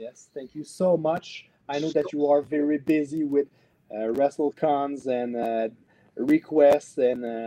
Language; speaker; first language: English; non-native, learner; French